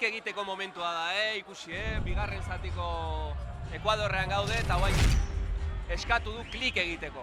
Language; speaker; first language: Basque; native; Basque